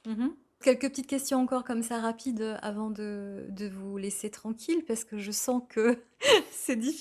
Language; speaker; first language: French; native; French